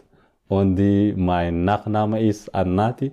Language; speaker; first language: German; non-native, learner; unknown